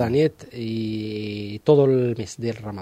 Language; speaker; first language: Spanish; non-native, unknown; Arabic